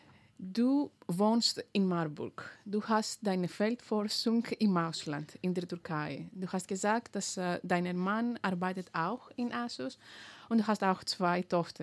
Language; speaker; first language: German; non-native, fluent; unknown